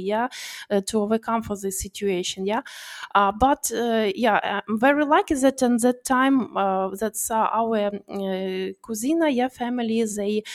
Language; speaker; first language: English; non-native, learner; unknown